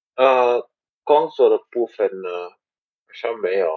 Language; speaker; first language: Chinese; non-native, fluent; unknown